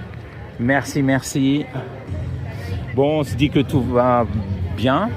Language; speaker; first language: French; native; French